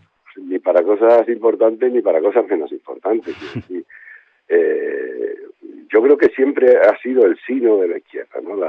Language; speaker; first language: Spanish; native; Spanish